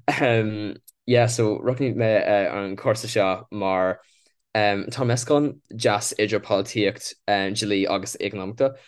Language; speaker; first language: Irish; non-native, local second language; English